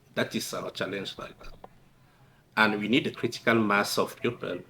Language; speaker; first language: English; non-native, local second language; French